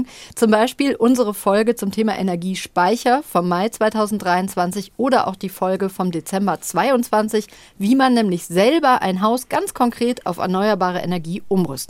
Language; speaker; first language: German; native; German